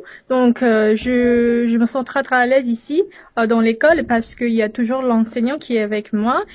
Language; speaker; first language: French; non-native, fluent; English